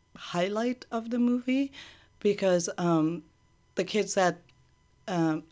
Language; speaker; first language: English; early bilingual, other home language; Persian